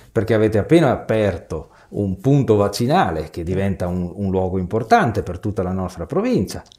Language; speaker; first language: Italian; native; Italian